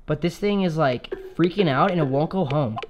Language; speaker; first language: English; native; English